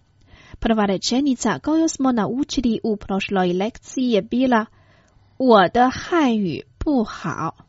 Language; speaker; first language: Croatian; non-native, fluent; Chinese